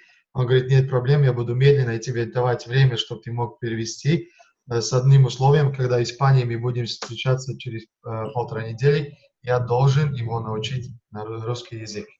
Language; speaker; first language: Russian; non-native, fluent; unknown